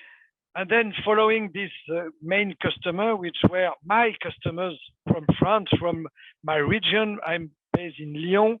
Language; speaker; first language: English; non-native, fluent; French